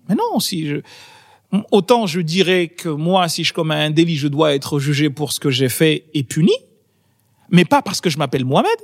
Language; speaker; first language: French; non-native, local second language; Ngazidja Comorian